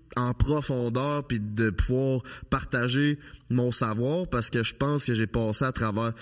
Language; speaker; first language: French; native; French